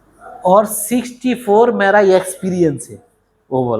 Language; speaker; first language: Hindi; non-native, learner; Bangla